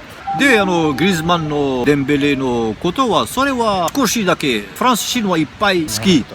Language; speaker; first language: Japanese; non-native, learner; French